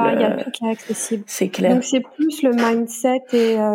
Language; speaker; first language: French; native; French